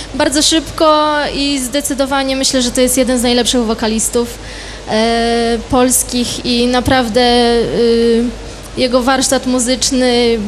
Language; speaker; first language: Polish; native; Polish